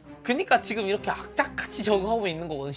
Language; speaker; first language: Korean; native; Korean